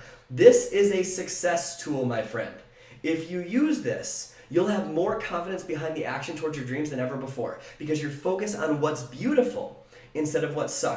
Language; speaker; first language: English; native; English